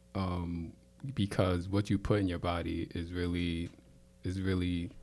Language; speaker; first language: English; native; English